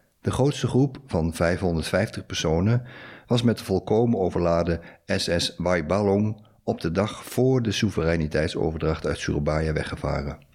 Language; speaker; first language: Dutch; native; Dutch